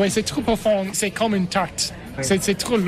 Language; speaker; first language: French; non-native, learner; English